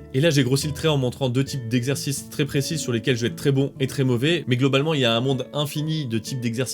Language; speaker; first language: French; native; French